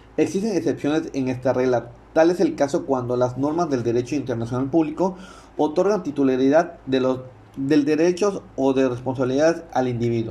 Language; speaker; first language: Spanish; native; Spanish